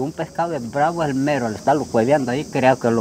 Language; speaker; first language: Spanish; native; Spanish